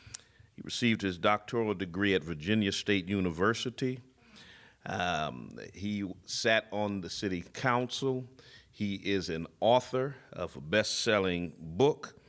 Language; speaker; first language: English; native; English